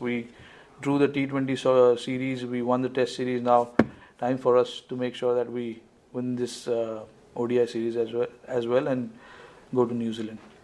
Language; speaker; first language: English; non-native, local second language; Marathi